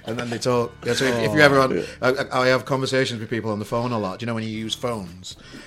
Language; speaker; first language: English; native; English